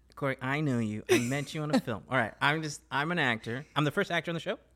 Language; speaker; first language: English; early bilingual, other home language; Spanish